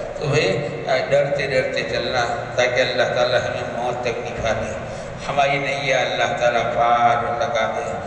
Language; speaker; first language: Urdu; non-native, local second language; Gujarati